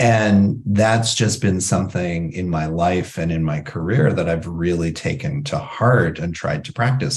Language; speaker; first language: English; native; English